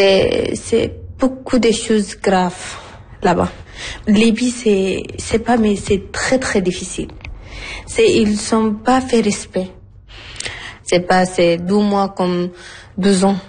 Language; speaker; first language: French; non-native, learner; Arabic